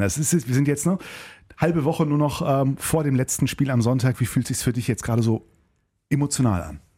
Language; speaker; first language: German; native; German